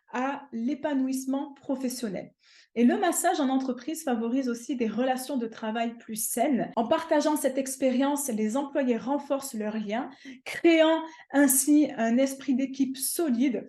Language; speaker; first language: French; native; French